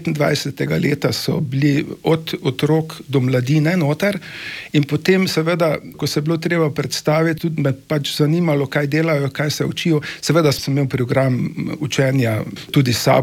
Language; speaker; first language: Slovenian; native; Slovenian